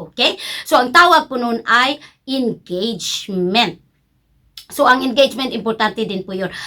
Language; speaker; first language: Filipino; non-native, local second language; Cebuano